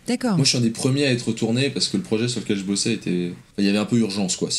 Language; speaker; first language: French; native; French